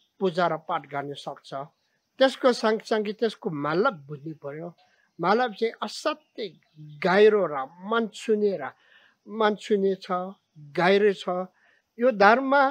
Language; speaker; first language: Nepali; non-native, local second language; Tibetan